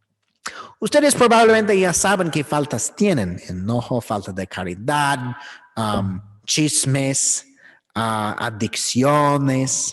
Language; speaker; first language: Spanish; non-native, learner; English